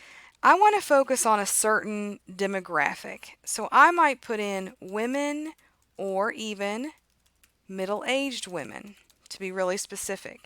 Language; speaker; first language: English; native; English